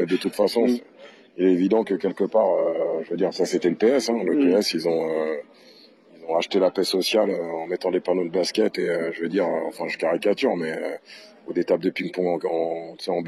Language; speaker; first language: French; native; French